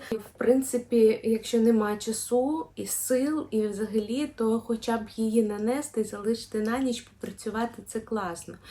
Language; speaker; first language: Ukrainian; non-native, local second language; Russian